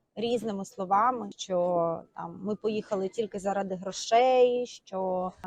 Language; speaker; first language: Ukrainian; native; Ukrainian